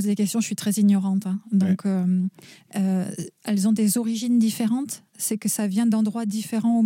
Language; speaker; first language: French; native; French